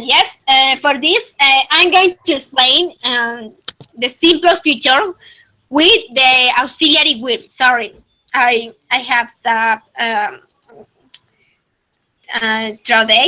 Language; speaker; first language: English; non-native, fluent; Spanish